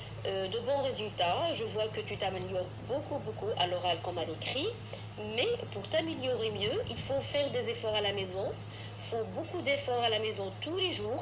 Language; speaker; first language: French; non-native, fluent; Arabic